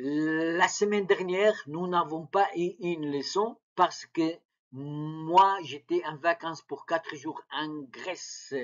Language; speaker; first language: French; non-native, fluent; Arabic